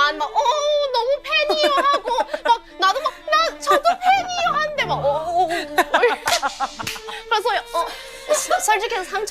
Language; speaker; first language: Korean; non-native, fluent; Thai